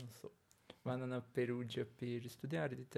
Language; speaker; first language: Italian; non-native, learner; Portuguese